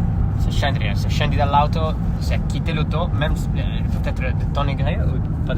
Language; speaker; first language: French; non-native, fluent; Italian